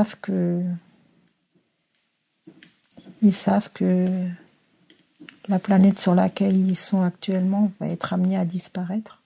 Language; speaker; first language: French; native; French